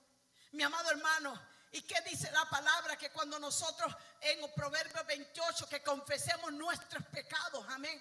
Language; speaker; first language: Spanish; native; Spanish